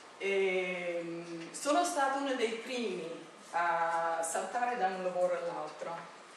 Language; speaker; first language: Italian; non-native, fluent; English